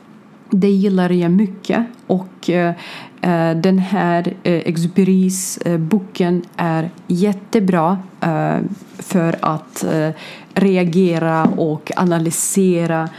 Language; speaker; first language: Swedish; non-native, learner; Ukrainian